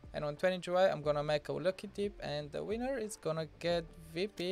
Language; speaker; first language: English; non-native, fluent; Bulgarian